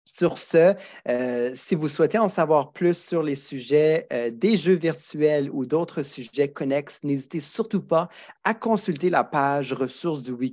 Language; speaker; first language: French; native; French